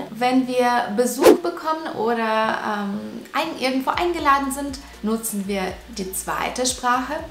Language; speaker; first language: German; non-native, fluent; Russian